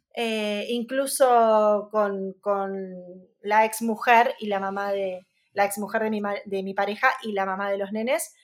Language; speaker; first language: Spanish; native; Spanish